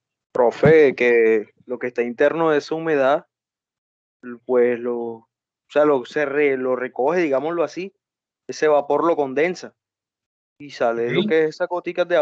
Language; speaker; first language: Spanish; native; Spanish